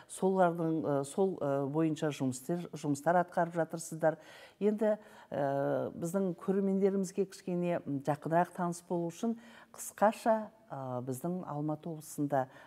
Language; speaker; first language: Kazakh; native; Kazakh